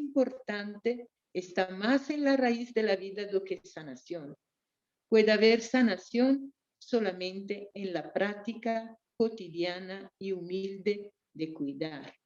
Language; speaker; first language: Spanish; non-native, fluent; Portuguese